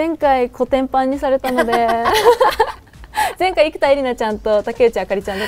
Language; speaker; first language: Japanese; native; Japanese